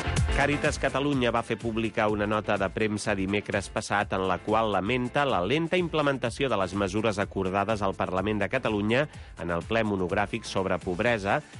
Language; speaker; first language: Catalan; native; Catalan